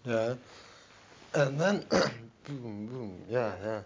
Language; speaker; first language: Dutch; non-native, learner; Turkish